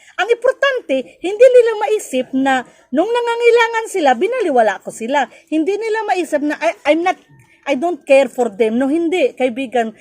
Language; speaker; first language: Filipino; non-native, local second language; Cebuano